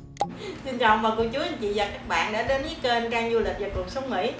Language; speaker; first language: Vietnamese; native; Vietnamese